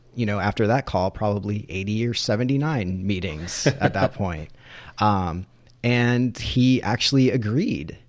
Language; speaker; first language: English; native; English